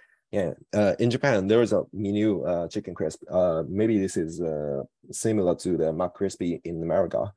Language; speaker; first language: English; non-native, fluent; Japanese